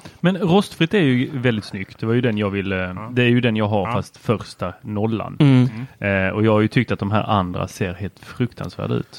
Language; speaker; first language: Swedish; native; Swedish